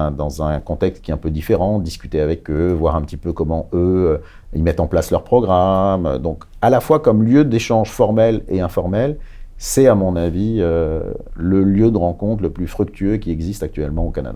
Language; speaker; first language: French; native; French